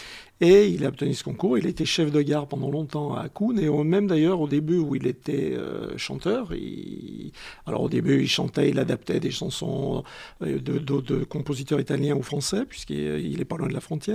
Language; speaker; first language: French; native; French